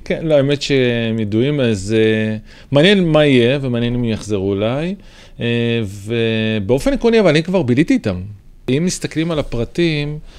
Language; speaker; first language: Hebrew; native; Hebrew